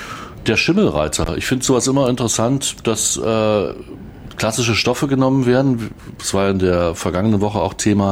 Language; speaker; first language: German; native; German